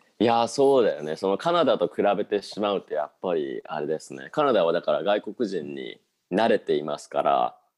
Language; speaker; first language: Japanese; native; Japanese